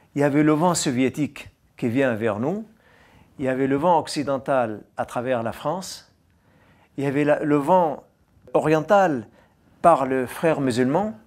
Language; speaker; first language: French; non-native, fluent; Arabic